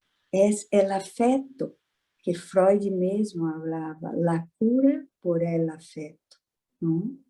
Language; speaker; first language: Spanish; non-native, fluent; Portuguese